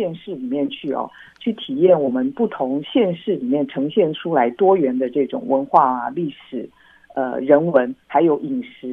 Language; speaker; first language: Chinese; native; Chinese